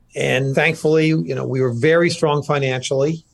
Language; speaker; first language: English; native; English